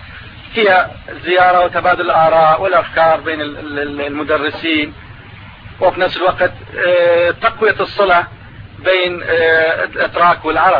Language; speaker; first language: Arabic; non-native, fluent; Turkish